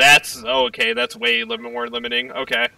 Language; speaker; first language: English; native; English